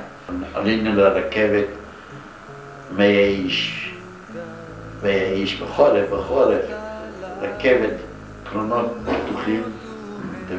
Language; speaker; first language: Hebrew; non-native, fluent; Yiddish